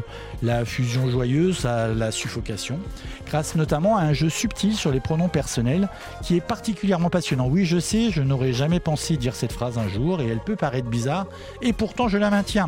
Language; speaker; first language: French; native; French